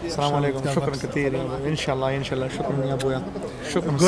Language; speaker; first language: Arabic; non-native, learner; Pashto